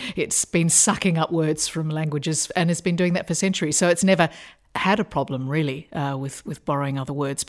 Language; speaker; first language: English; native; English